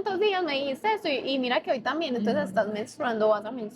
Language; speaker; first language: Spanish; native; Spanish